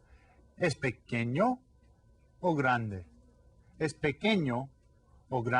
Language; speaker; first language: Spanish; non-native, fluent; English